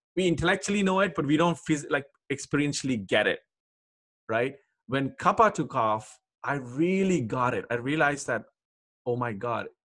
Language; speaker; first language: English; non-native, local second language; Telugu